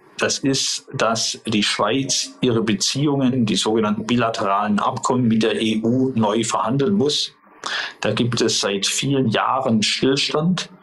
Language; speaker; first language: German; native; German